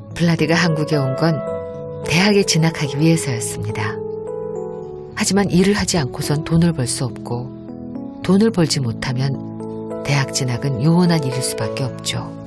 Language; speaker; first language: Korean; native; Korean